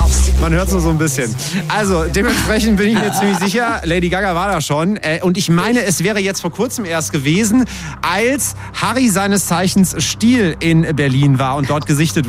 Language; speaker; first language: German; native; German